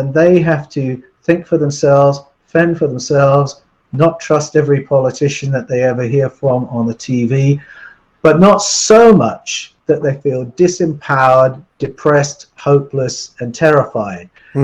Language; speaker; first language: English; native; English